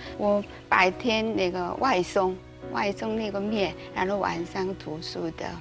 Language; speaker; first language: Chinese; non-native, learner; Korean